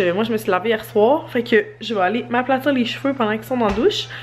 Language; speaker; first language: French; native; French